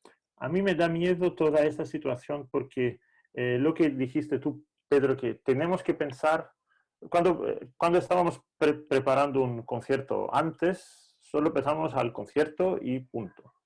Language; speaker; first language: Spanish; non-native, fluent; Greek